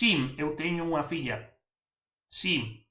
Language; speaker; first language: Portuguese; non-native, learner; Italian